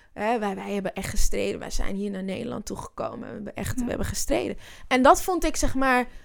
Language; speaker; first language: Dutch; native; Dutch